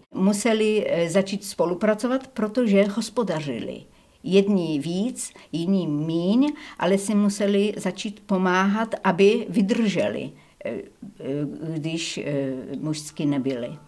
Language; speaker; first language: Czech; early bilingual, heritage; Czech